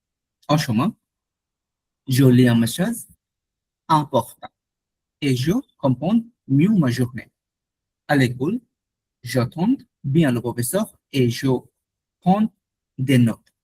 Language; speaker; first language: French; non-native, learner; Bangla